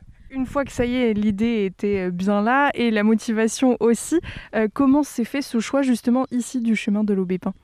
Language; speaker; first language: French; native; French